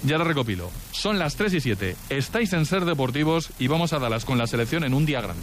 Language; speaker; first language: Spanish; native; Spanish